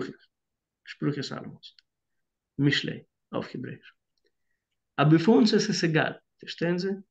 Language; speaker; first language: German; non-native, fluent; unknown